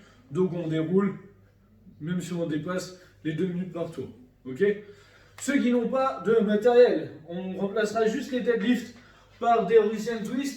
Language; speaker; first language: French; native; French